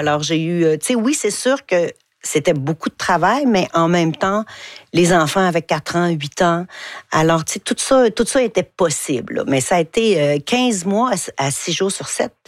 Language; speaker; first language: French; native; French